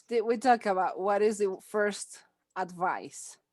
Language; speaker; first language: English; non-native, fluent; Spanish